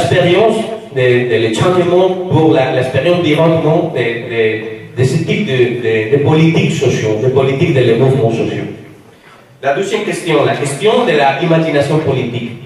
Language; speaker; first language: French; non-native, fluent; Spanish